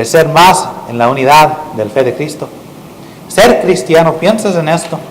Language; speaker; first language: Spanish; non-native, learner; English